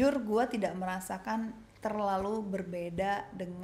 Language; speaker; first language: Indonesian; native; Indonesian